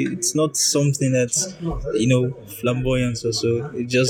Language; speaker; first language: English; non-native, local second language; Krio